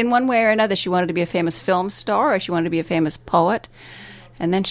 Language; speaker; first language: English; native; English